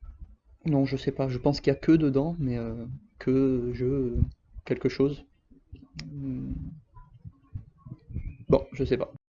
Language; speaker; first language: French; native; French